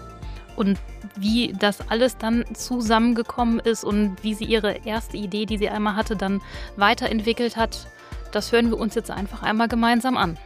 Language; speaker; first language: German; native; German